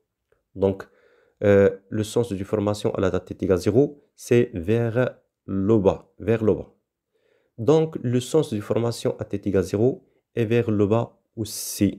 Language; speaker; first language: French; non-native, local second language; Arabic